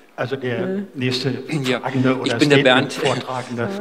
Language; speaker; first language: German; early bilingual, other home language; Polish